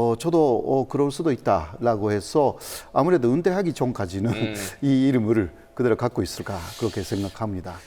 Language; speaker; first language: Korean; non-native, fluent; Japanese